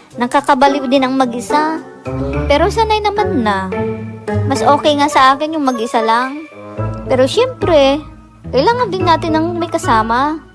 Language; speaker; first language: Filipino; non-native, local second language; Iloko